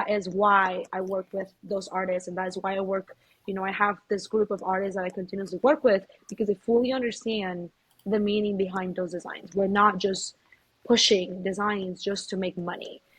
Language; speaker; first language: English; early bilingual, other home language; Spanish